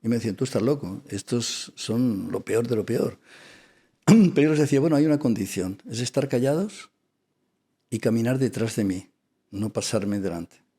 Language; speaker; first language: Spanish; non-native, local second language; Catalan